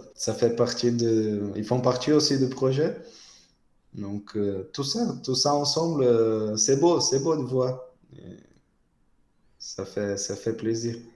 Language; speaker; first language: French; non-native, fluent; Portuguese